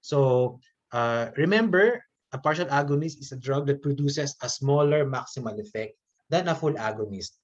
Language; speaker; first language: English; non-native, local second language; Filipino